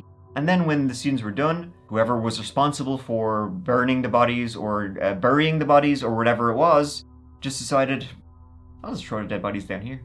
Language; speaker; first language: English; native; English